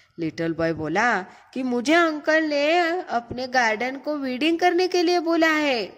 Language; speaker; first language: Hindi; non-native, local second language; Marathi